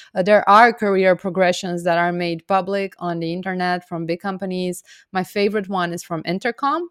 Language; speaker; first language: English; non-native, fluent; Romanian